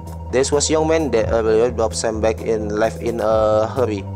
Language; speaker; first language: English; non-native, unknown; Indonesian